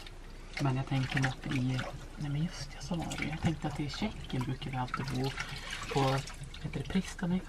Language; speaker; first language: Swedish; native; Swedish